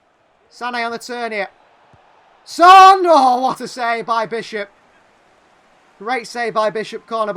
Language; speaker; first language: English; native; English